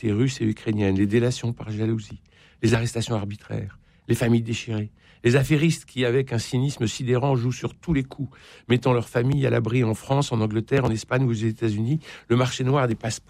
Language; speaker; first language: French; native; French